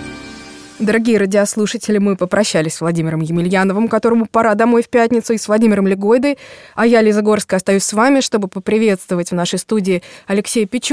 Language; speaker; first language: Russian; native; Russian